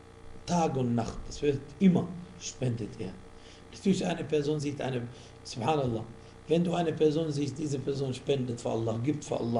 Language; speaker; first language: German; non-native, fluent; Arabic